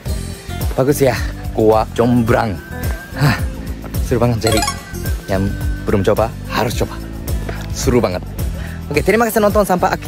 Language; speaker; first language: Indonesian; non-native, fluent; Japanese